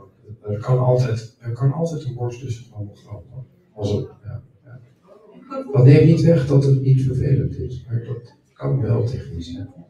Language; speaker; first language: Dutch; native; Dutch